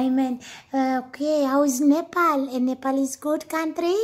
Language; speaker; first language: English; non-native, learner; Amharic